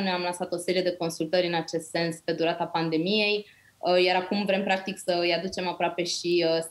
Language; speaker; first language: Romanian; native; Romanian